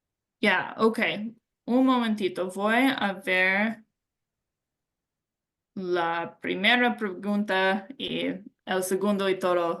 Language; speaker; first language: Spanish; non-native, learner; English